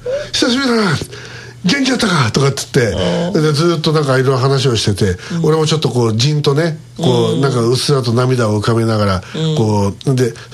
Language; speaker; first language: Japanese; native; Japanese